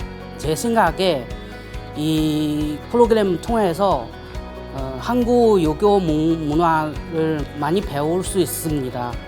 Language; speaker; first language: Korean; non-native, learner; Chinese